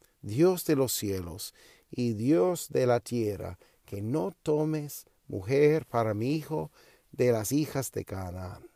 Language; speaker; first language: Spanish; non-native, learner; English